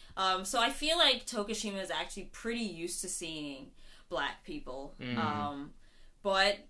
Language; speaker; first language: English; native; English